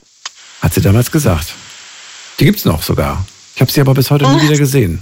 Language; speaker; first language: German; native; German